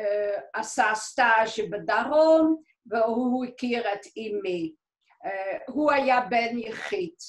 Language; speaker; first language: Hebrew; non-native, fluent; Dutch